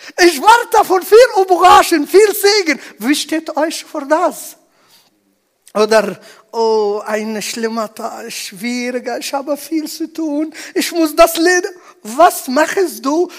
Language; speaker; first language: German; non-native, learner; Arabic